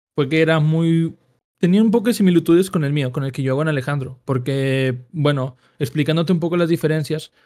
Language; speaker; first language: Spanish; native; Spanish